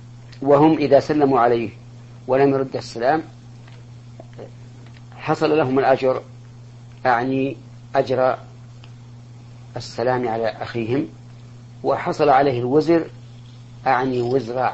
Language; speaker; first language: Arabic; native; Arabic